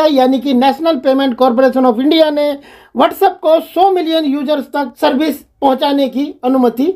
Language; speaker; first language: Hindi; native; Hindi